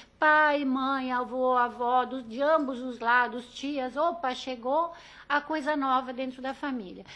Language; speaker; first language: Portuguese; early bilingual, other home language; Italian